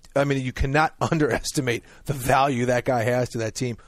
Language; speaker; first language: English; native; English